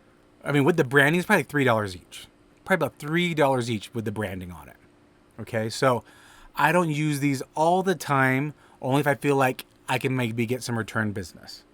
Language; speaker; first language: English; native; English